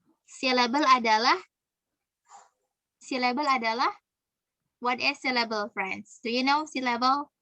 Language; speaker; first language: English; non-native, fluent; Indonesian